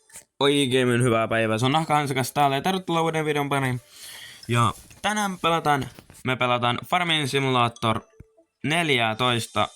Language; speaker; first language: Finnish; native; Finnish